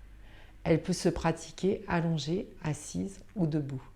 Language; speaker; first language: French; native; French